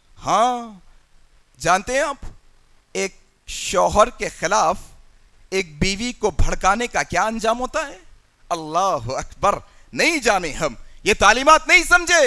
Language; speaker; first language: Urdu; native; Urdu